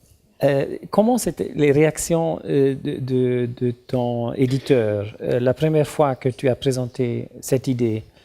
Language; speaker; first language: French; non-native, learner; German